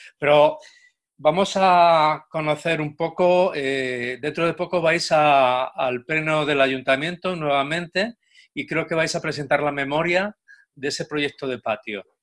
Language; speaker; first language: Spanish; native; Spanish